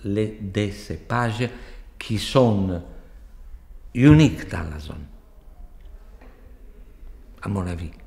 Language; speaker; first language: French; non-native, fluent; Italian